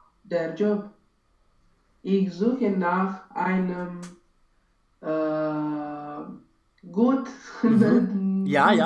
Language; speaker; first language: German; non-native, learner; Romanian